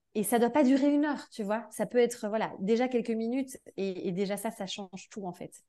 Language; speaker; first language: French; native; French